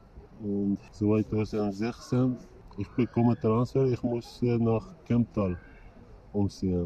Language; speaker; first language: German; non-native, learner; Persian